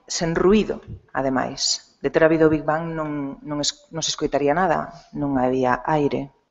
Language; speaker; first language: Galician; non-native, local second language; Spanish